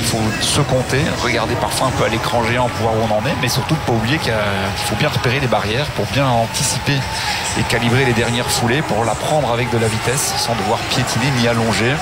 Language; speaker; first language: French; native; French